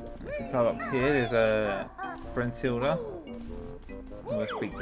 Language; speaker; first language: English; native; English